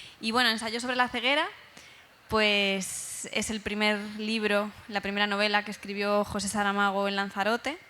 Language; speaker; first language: Spanish; native; Spanish